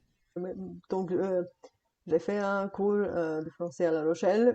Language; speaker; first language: French; non-native, fluent; Bulgarian